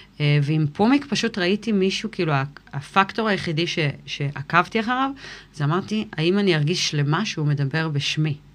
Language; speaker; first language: Hebrew; early bilingual, other home language; English